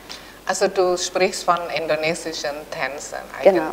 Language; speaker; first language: German; non-native, fluent; Indonesian